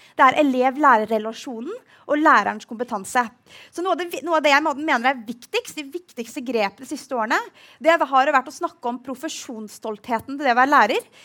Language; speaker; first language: Norwegian; native; Norwegian